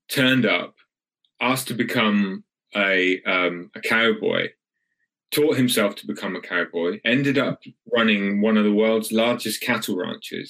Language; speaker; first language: English; native; English